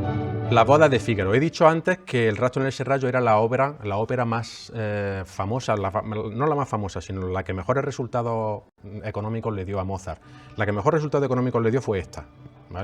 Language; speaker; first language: Spanish; native; Spanish